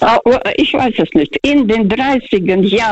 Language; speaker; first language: German; non-native, fluent; Russian